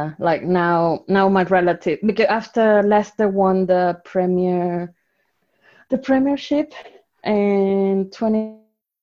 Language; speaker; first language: English; non-native, fluent; Spanish